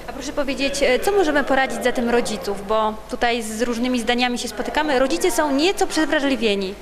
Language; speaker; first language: Polish; native; Polish